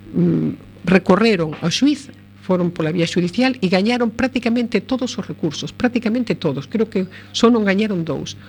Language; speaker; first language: Galician; native; Galician